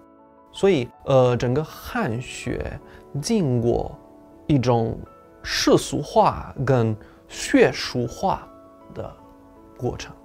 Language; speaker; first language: Chinese; non-native, fluent; Italian